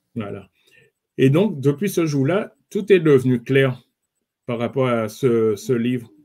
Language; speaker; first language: French; native; French